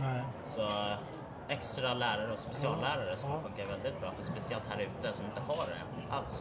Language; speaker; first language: Swedish; native; Swedish